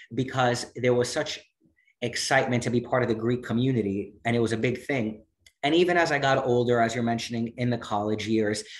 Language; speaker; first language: English; native; English